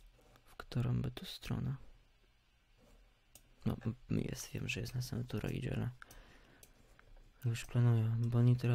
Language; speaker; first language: Polish; early bilingual, heritage; Polish